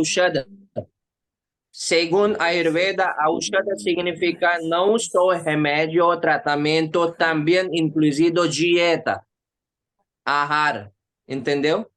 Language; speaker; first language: Portuguese; non-native, learner; Hindi